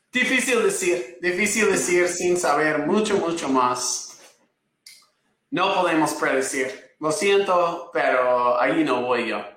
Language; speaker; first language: Spanish; non-native, fluent; English